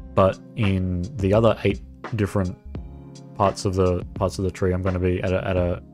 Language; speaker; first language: English; native; English